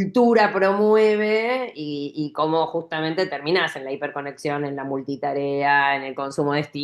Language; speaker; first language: Spanish; native; Spanish